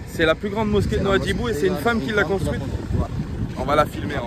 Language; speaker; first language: French; native; French